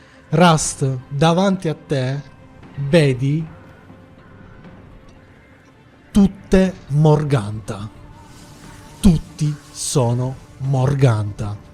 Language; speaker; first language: Italian; native; Italian